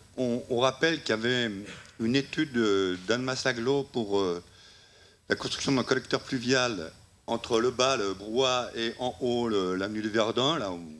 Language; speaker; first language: French; native; French